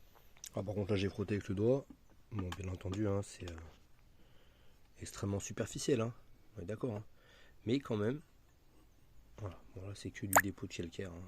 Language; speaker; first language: French; native; French